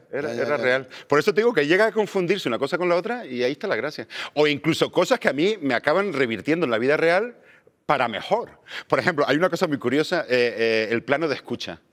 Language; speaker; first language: Spanish; native; Spanish